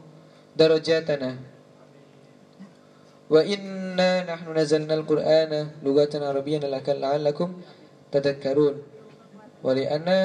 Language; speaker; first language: Arabic; non-native, learner; Indonesian